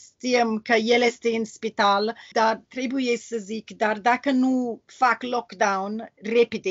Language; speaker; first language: Romanian; non-native, learner; English